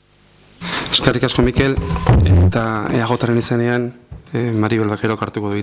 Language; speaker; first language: Basque; native; Basque